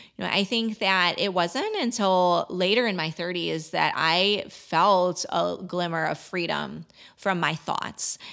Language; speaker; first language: English; native; English